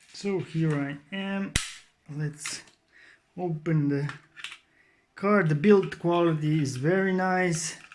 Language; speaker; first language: English; non-native, fluent; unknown